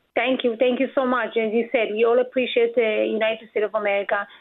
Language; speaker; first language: English; non-native, fluent; Amharic